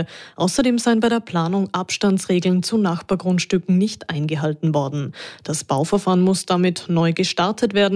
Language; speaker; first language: German; native; German